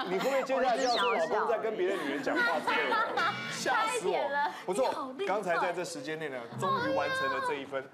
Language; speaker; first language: Chinese; native; Chinese